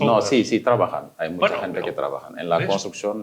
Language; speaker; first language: Spanish; non-native, fluent; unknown